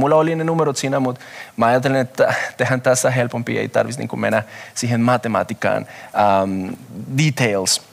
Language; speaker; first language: Finnish; non-native, fluent; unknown